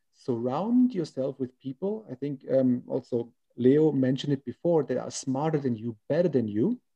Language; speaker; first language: English; non-native, fluent; German